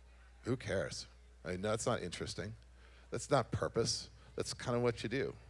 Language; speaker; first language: English; native; English